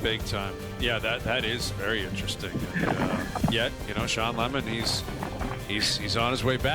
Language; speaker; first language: English; native; English